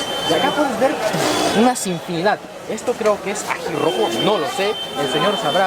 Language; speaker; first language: Spanish; native; Spanish